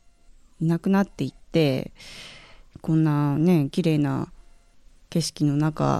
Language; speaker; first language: Japanese; native; Japanese